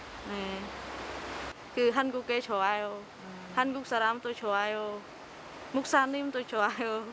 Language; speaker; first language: Korean; non-native, learner; Khmer